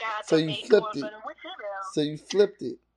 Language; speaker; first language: English; native; English